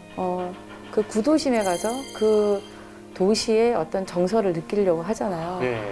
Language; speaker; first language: Korean; native; Korean